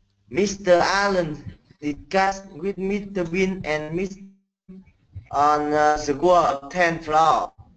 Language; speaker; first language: English; non-native, learner; Vietnamese